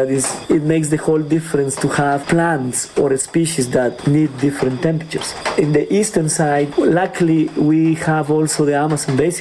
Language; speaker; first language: English; non-native, fluent; Spanish